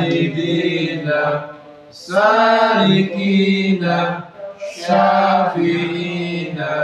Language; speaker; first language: Arabic; non-native, learner; Indonesian